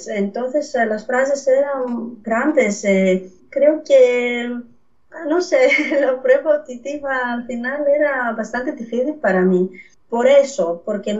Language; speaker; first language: Spanish; non-native, fluent; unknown